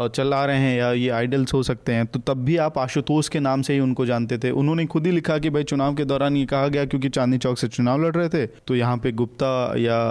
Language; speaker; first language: Hindi; native; Hindi